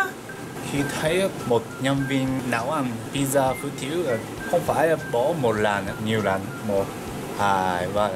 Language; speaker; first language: Vietnamese; non-native, learner; Japanese